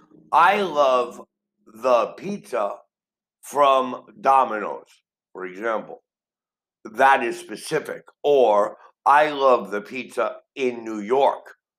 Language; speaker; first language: English; native; English